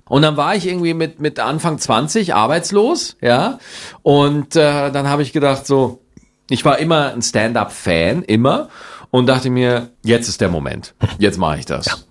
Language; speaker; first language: German; native; German